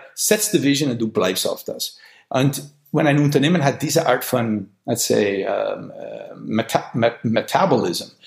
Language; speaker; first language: German; non-native, fluent; English